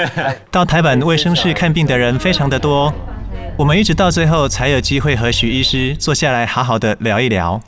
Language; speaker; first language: Chinese; native; Chinese